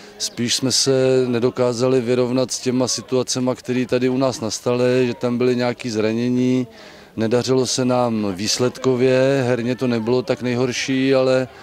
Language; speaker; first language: Czech; native; Czech